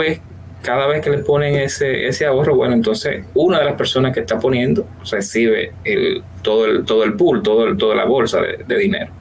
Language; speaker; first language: Spanish; native; Spanish